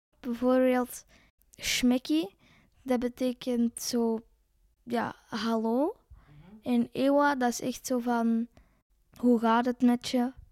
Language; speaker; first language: Dutch; native; Dutch